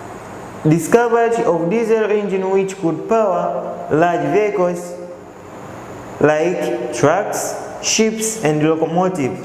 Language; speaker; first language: English; non-native, local second language; Swahili